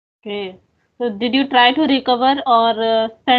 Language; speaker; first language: English; non-native, local second language; Hindi